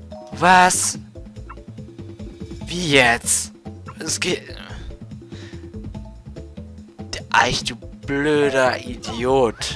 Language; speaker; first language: German; native; German